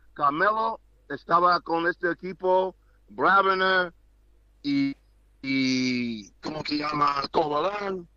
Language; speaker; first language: Spanish; non-native, learner; English